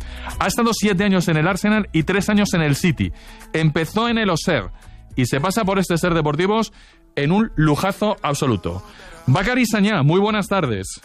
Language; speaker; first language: Spanish; native; Spanish